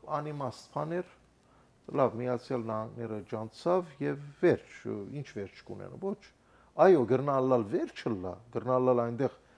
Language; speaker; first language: Armenian; native; Armenian